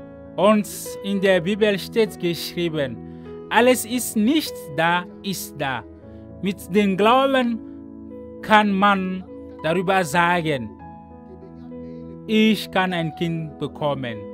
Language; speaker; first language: German; non-native, fluent; Ewe